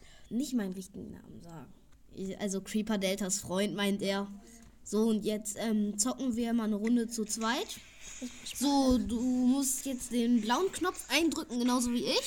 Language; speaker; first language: German; native; German